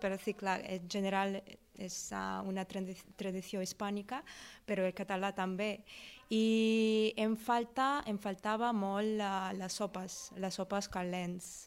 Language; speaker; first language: Catalan; non-native, learner; Russian